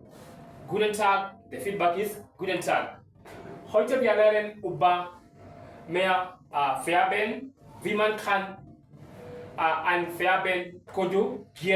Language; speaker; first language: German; non-native, learner; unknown